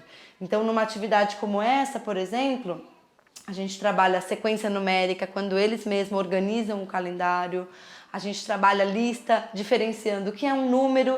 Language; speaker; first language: Portuguese; native; Portuguese